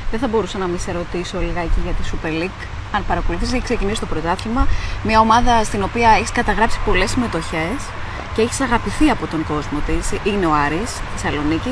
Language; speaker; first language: Greek; native; Greek